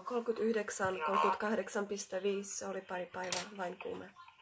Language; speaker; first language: Finnish; non-native, learner; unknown